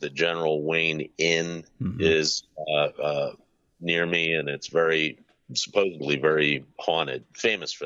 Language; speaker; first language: English; native; English